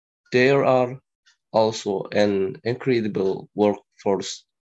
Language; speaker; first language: English; non-native, learner; Indonesian